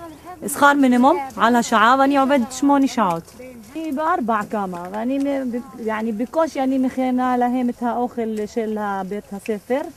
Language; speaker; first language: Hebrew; non-native, local second language; Arabic